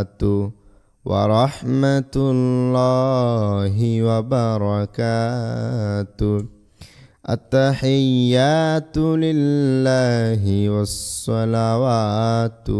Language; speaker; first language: Arabic; non-native, learner; Bangla